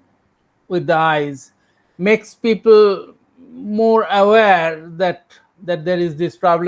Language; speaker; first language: English; non-native, local second language; Bangla